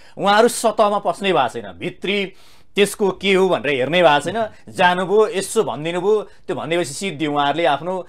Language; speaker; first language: Nepali; native; Nepali